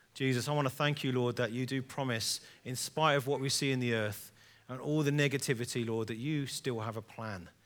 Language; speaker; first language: English; native; English